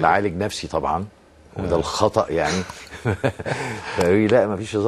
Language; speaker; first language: Arabic; native; Arabic